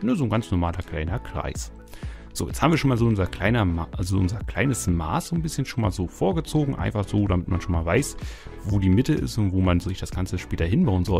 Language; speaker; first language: German; native; German